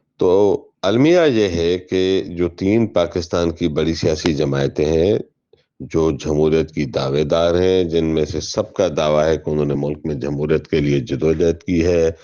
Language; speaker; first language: Urdu; non-native, local second language; Sindhi